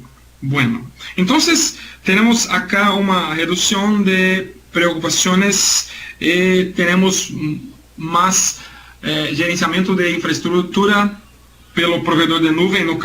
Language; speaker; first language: Spanish; non-native, learner; Portuguese